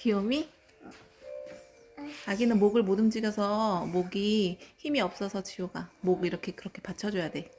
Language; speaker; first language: Korean; native; Korean